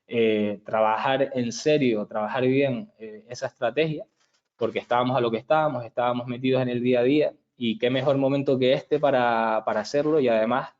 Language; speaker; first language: Spanish; native; Spanish